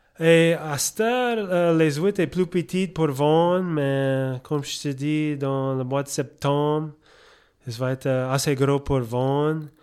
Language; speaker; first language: French; early bilingual, heritage; French